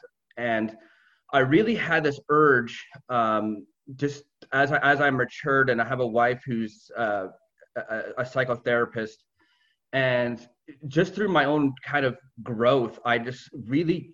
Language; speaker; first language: English; native; English